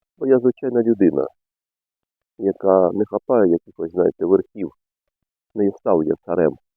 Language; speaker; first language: Ukrainian; non-native, local second language; Russian